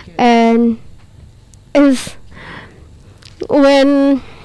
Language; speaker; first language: English; non-native, learner; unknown